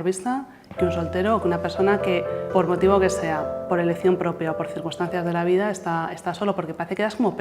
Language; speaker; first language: Spanish; native; Spanish